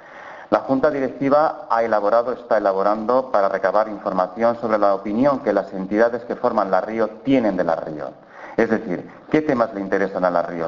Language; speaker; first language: Spanish; native; Spanish